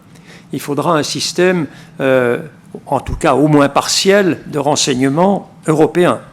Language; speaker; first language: French; native; French